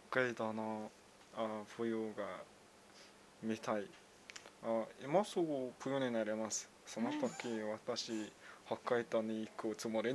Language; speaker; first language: Japanese; non-native, learner; Mongolian